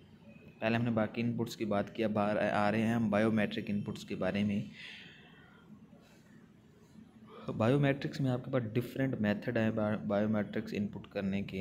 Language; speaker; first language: Hindi; non-native, local second language; Punjabi